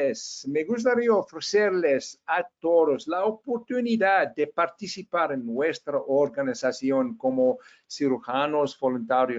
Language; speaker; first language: Spanish; non-native, fluent; English